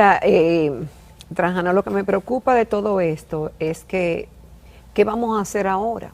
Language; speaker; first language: Spanish; native; Spanish